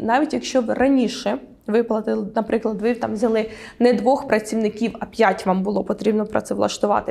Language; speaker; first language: Ukrainian; native; Ukrainian